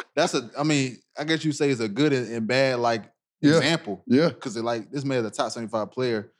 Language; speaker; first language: English; native; English